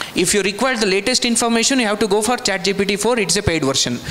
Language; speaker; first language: English; non-native, local second language; Kannada